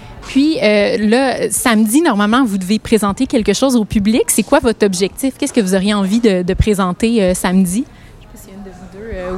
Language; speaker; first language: French; native; French